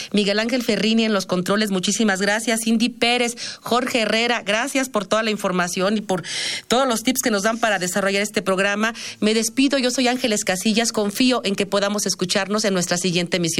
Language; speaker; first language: Spanish; native; Spanish